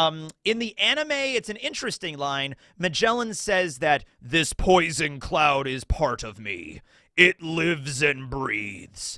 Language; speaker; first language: English; native; English